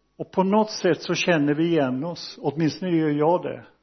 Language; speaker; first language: Swedish; native; Swedish